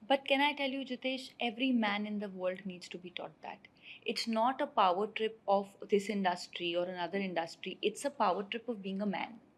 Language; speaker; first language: English; non-native, local second language; Hindi